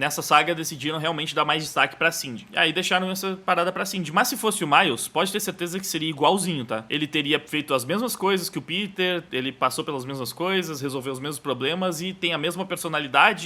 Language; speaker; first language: Portuguese; native; Portuguese